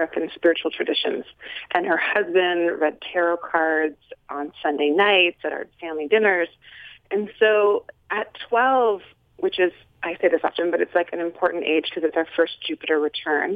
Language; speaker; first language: English; native; English